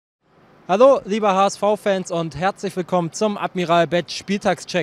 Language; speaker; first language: German; native; German